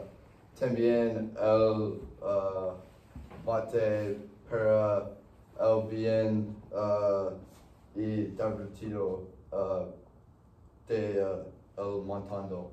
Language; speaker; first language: Spanish; non-native, learner; English